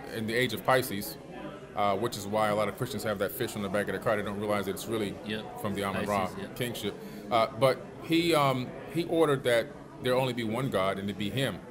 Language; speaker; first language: English; native; English